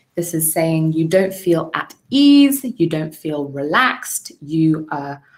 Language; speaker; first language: English; native; English